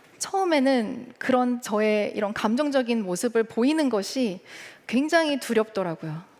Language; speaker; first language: Korean; early bilingual, heritage; Korean